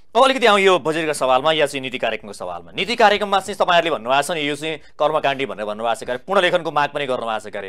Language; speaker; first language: Nepali; native; Nepali